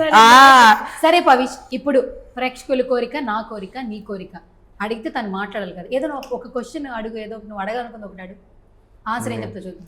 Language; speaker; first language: Telugu; native; Telugu